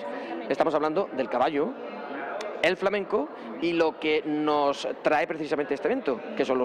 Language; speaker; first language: Spanish; native; Spanish